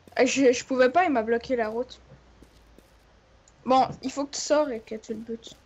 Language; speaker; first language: French; native; French